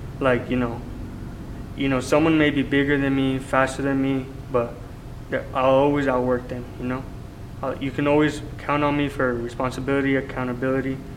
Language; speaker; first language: English; native; English